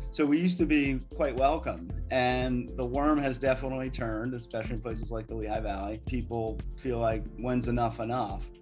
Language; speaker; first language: English; native; English